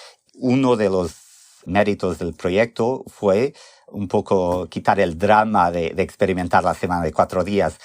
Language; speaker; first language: Spanish; non-native, fluent; Portuguese